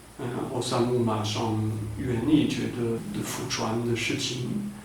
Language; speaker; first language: Chinese; non-native, fluent; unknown